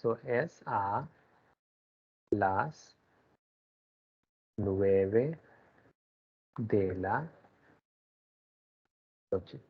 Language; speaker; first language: Spanish; non-native, learner; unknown